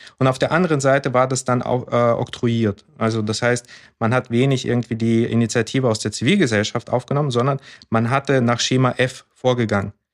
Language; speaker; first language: German; early bilingual, other home language; Russian